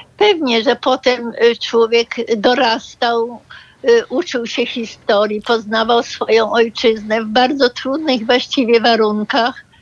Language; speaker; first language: Polish; early bilingual, other home language; German